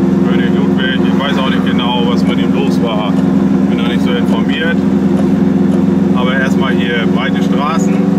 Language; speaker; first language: German; native; German